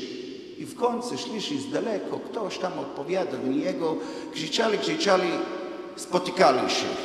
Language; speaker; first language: Polish; non-native, fluent; Hebrew